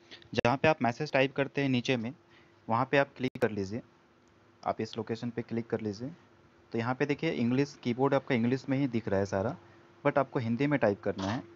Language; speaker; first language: Hindi; native; Hindi